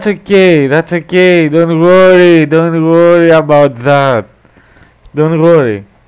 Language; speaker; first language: English; non-native, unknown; Greek